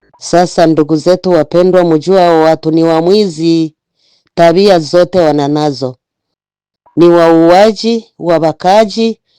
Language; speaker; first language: Swahili; native; Swahili